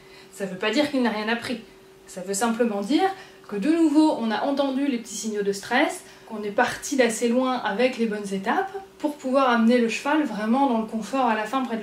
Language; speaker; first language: French; native; French